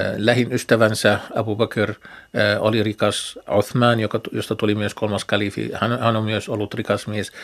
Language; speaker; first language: Finnish; non-native, fluent; Arabic